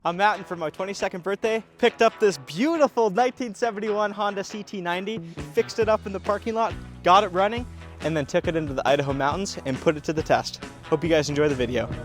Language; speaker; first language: English; native; English